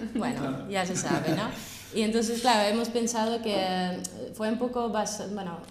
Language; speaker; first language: Spanish; non-native, fluent; Russian